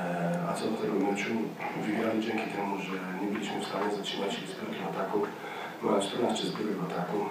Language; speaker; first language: Polish; non-native, fluent; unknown